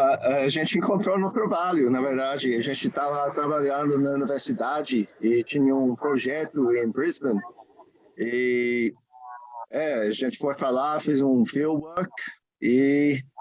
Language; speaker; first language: Portuguese; non-native, learner; English